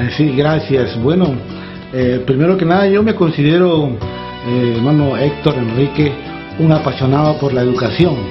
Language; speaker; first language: Spanish; native; Spanish